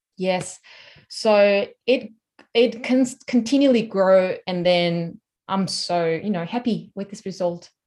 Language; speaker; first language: English; non-native, fluent; Korean